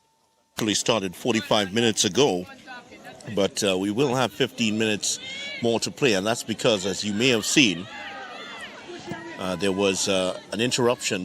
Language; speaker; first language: English; native; English